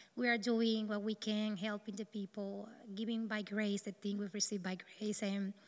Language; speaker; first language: English; non-native, learner; Spanish